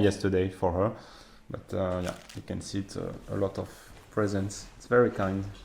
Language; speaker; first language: English; non-native, learner; French